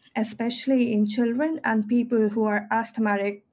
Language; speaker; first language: English; non-native, local second language; Hindi